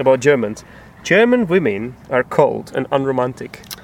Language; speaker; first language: English; non-native, fluent; Czech